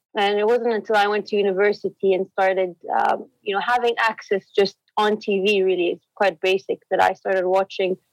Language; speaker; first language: English; non-native, fluent; Arabic